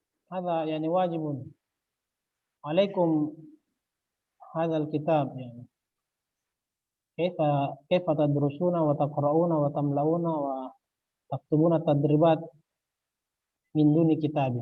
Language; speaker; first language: Arabic; non-native, fluent; Indonesian